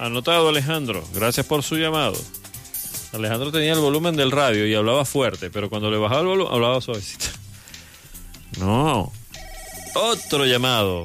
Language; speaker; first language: Spanish; native; Spanish